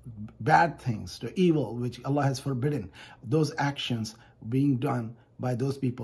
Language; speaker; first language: English; non-native, fluent; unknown